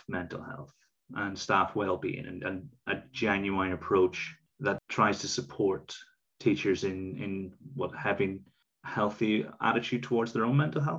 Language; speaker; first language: English; native; English